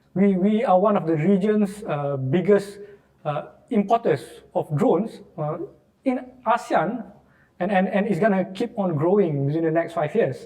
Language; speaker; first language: English; non-native, local second language; Malay